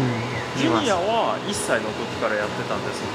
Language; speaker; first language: Japanese; native; Japanese